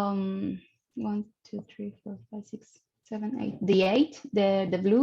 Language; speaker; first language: English; non-native, learner; Spanish